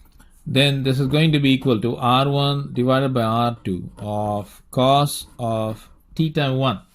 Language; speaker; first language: English; non-native, local second language; Tamil